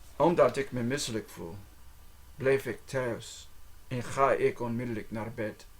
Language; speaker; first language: Dutch; non-native, learner; English